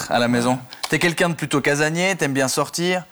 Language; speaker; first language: French; native; French